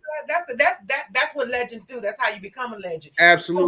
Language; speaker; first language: English; native; English